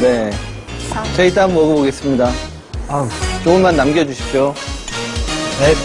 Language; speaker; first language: Korean; native; Korean